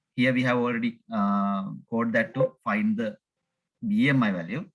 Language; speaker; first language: English; non-native, local second language; Sinhala